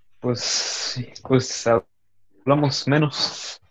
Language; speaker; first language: Spanish; early bilingual, other home language; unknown